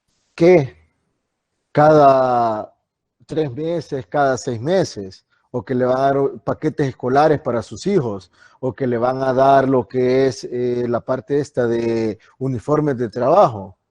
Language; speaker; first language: Spanish; native; Spanish